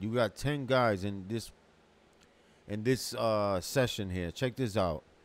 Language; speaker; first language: English; early bilingual, other home language; Spanish